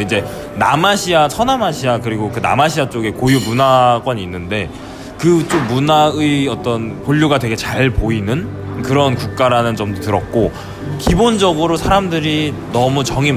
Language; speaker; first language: Korean; native; Korean